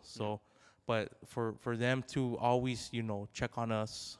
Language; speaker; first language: English; early bilingual, other home language; Spanish